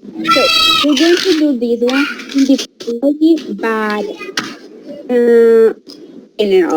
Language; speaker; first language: English; non-native, fluent; Spanish